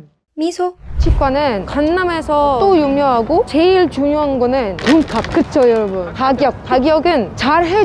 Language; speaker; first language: Korean; non-native, fluent; Arabic